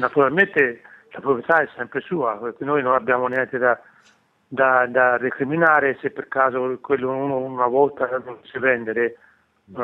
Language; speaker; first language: Italian; native; Italian